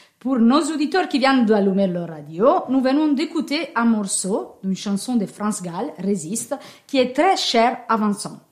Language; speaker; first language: French; non-native, fluent; Italian